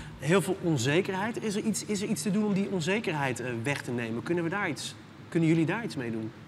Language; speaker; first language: Dutch; native; Dutch